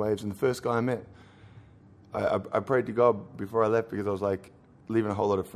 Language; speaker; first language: English; native; English